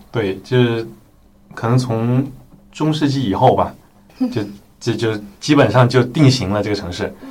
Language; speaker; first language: Chinese; native; Chinese